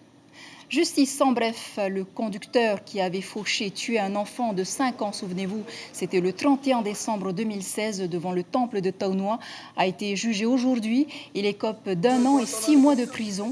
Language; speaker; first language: French; native; French